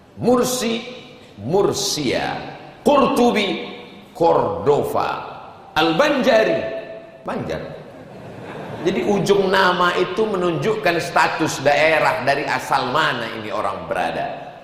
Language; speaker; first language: Indonesian; native; Indonesian